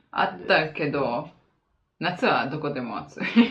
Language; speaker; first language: Japanese; non-native, fluent; Italian